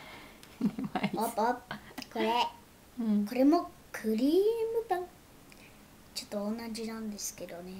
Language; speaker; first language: Japanese; early bilingual, other home language; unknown